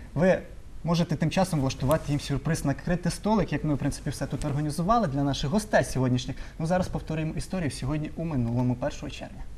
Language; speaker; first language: Ukrainian; native; Ukrainian